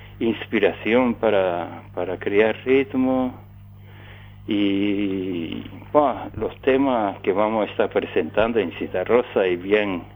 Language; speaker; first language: Spanish; non-native, fluent; Japanese